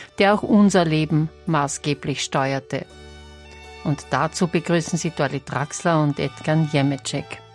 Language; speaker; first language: German; native; German